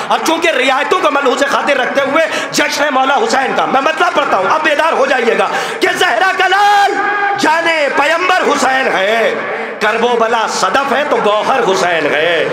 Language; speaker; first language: Urdu; native; Urdu